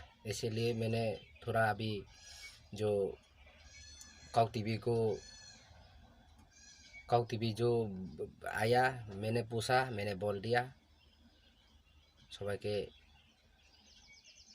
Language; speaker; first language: Hindi; non-native, local second language; Kok Borok